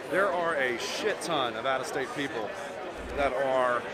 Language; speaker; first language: English; native; English